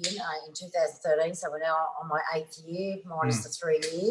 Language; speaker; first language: English; native; English